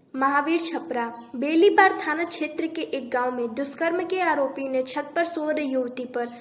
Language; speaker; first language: Hindi; native; Hindi